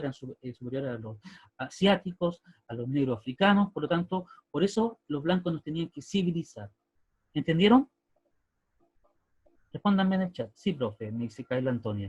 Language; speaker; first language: Spanish; native; Spanish